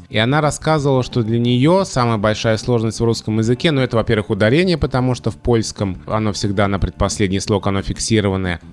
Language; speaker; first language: Russian; native; Russian